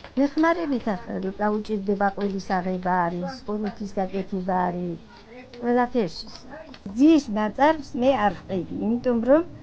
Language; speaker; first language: Georgian; native; Georgian